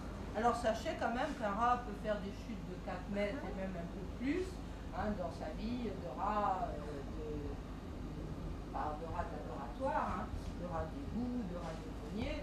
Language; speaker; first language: French; native; French